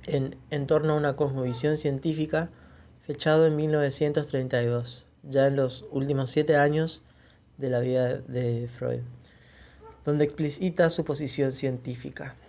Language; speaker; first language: Spanish; native; Spanish